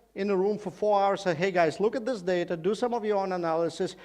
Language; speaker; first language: English; non-native, fluent; Russian